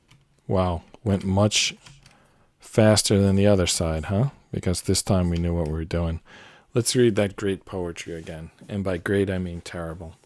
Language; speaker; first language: English; native; English